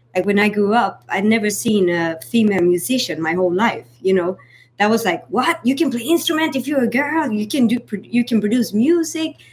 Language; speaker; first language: English; non-native, fluent; Swedish